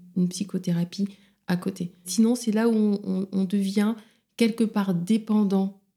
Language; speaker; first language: French; non-native, local second language; Wolof